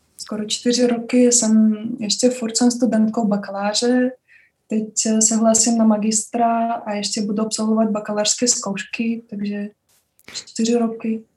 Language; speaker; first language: Czech; non-native, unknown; Russian